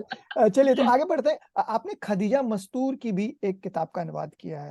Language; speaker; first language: Hindi; native; Hindi